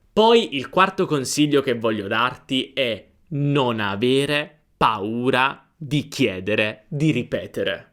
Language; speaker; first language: Italian; native; Italian